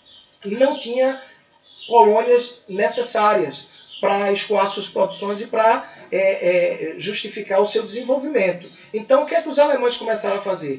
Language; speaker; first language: Portuguese; native; Portuguese